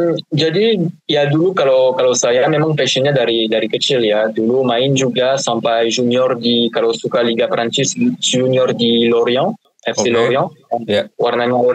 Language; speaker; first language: Indonesian; non-native, fluent; French